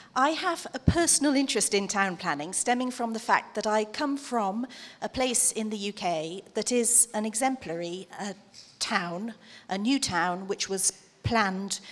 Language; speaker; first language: English; native; English